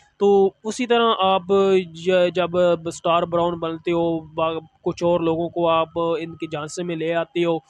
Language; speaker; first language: Urdu; non-native, local second language; Punjabi